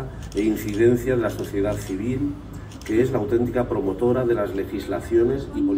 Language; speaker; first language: Spanish; native; Spanish